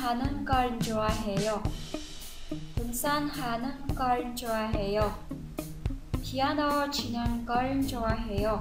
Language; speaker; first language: Korean; non-native, fluent; Vietnamese